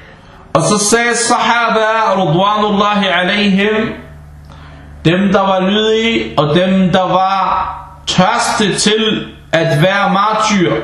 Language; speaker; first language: Danish; early bilingual, other home language; Arabic